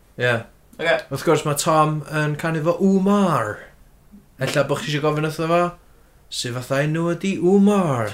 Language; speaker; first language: Welsh; native; Welsh